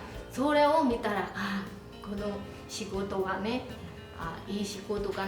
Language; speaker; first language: Japanese; non-native, fluent; Vietnamese